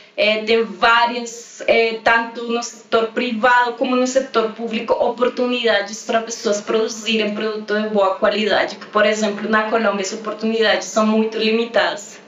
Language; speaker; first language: Portuguese; non-native, fluent; Spanish